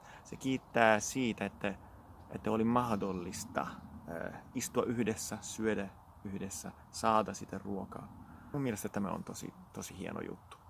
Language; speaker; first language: Finnish; non-native, fluent; Italian